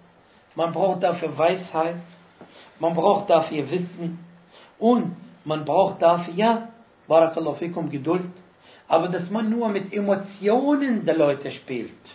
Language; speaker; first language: German; non-native, fluent; Arabic